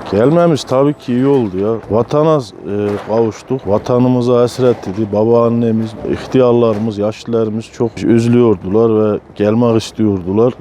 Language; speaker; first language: Turkish; early bilingual, heritage; Turkish